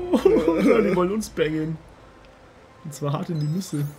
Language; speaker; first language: German; native; German